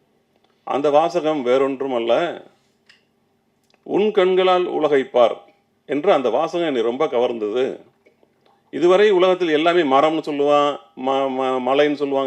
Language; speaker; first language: Tamil; native; Tamil